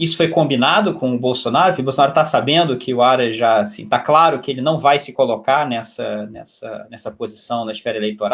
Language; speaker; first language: Portuguese; native; Portuguese